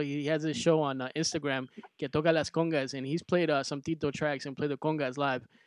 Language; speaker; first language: English; early bilingual, other home language; Spanish